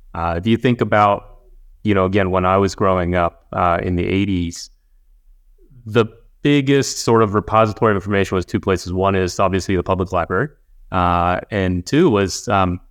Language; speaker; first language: English; native; English